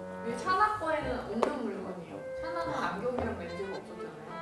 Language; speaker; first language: Korean; native; Korean